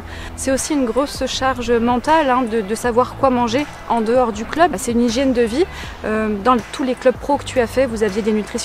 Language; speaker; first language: French; native; French